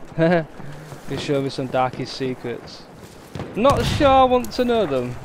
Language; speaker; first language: English; native; English